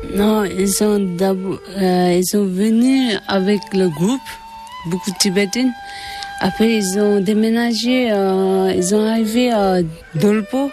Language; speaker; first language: French; non-native, learner; Tibetan